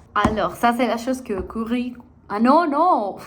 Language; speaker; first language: French; non-native, learner; Spanish